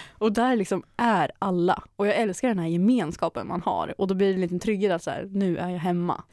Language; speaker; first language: Swedish; native; Swedish